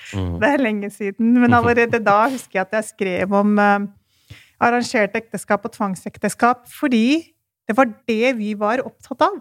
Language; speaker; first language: Norwegian; early bilingual, other home language; Urdu